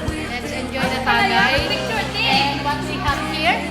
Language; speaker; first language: English; non-native, local second language; Filipino